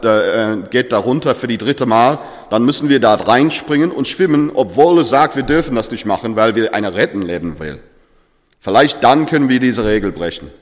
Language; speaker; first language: German; non-native, fluent; English